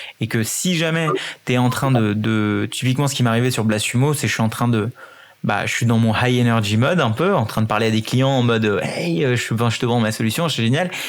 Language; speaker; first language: French; early bilingual, other home language; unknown